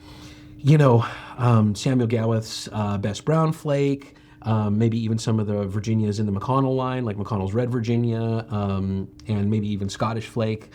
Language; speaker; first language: English; native; English